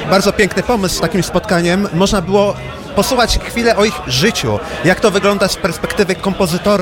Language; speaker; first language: Polish; native; Polish